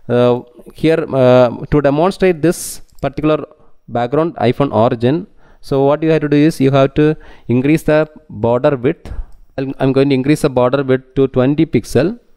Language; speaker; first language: English; non-native, local second language; Tamil